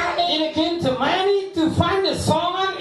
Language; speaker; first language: English; non-native, learner; Indonesian